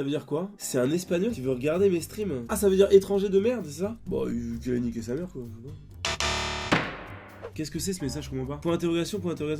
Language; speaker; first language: French; native; French